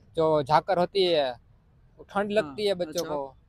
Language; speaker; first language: Hindi; non-native, local second language; Gujarati